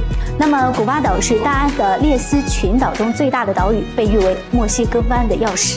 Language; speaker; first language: Chinese; native; Chinese